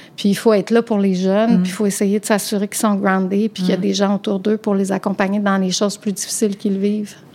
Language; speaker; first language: French; native; French